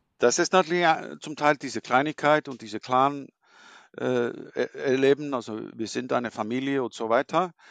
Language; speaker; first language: German; non-native, fluent; Icelandic